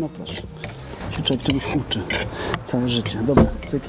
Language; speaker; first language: Polish; native; Polish